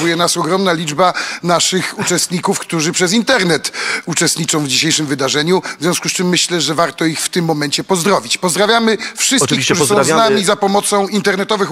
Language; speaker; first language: Polish; native; Polish